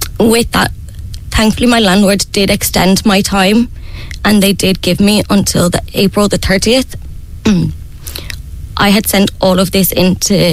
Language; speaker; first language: English; native; English